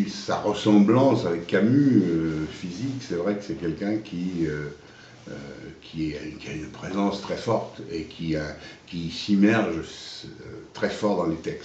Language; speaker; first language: French; native; French